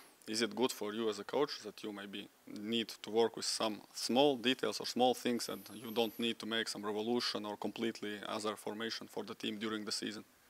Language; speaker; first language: English; non-native, fluent; Latvian